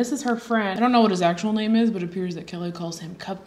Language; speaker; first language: English; native; English